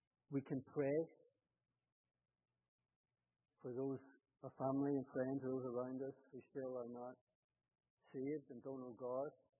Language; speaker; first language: English; native; English